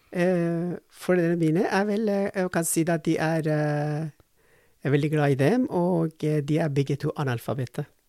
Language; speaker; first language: Norwegian; non-native, fluent; Persian